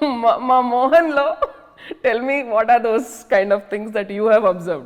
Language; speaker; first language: Telugu; native; Telugu